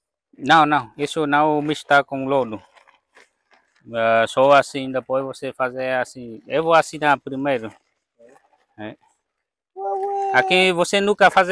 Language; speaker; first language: Portuguese; non-native, learner; Vietnamese